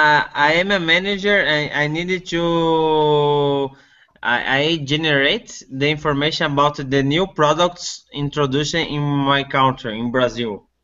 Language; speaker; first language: English; non-native, learner; Portuguese